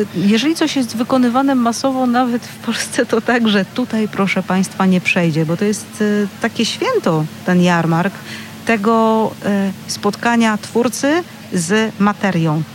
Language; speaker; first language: Polish; native; Polish